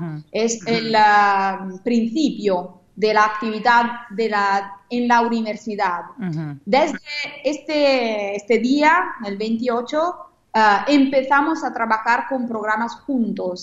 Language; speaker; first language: Spanish; non-native, fluent; Italian